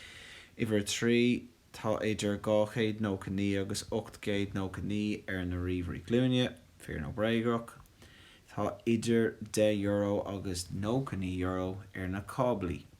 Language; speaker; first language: Irish; non-native, local second language; English